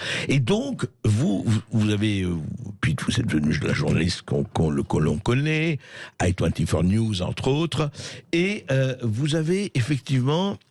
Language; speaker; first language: French; native; French